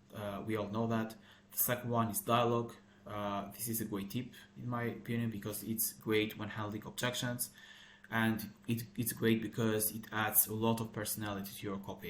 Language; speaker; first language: English; non-native, fluent; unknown